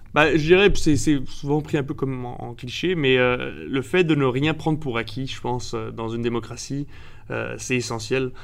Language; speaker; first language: French; early bilingual, other home language; Spanish